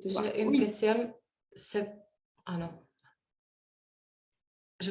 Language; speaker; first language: French; non-native, learner; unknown